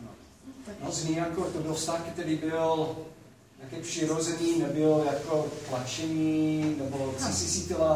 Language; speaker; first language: Czech; non-native, fluent; English